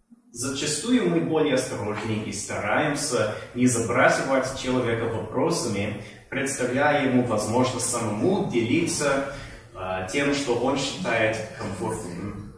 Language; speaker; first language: Russian; non-native, fluent; English